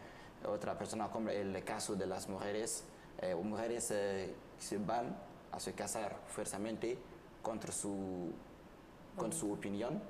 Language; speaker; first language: Spanish; non-native, learner; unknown